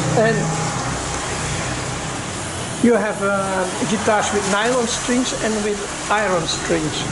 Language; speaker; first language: English; non-native, fluent; Dutch